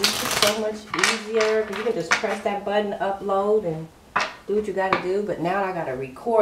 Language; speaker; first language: English; native; English